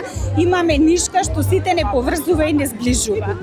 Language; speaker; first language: Macedonian; native; Macedonian